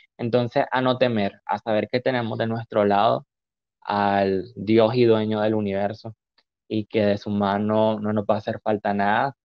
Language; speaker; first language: Spanish; native; Spanish